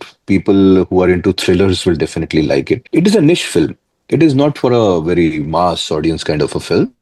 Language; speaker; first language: Telugu; non-native, fluent; Hindi